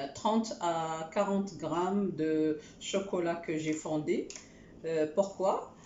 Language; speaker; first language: French; non-native, local second language; Arabic